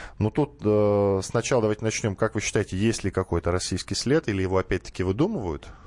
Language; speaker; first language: Russian; native; Russian